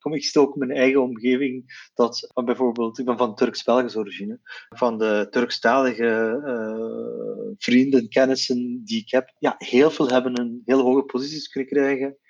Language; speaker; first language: Dutch; non-native, local second language; Turkish